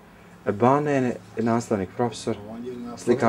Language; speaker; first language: Swedish; non-native, fluent; Croatian